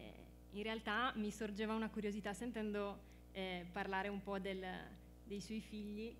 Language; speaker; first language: Italian; native; Italian